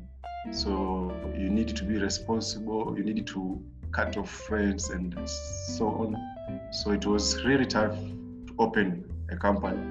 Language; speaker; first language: English; non-native, local second language; Swahili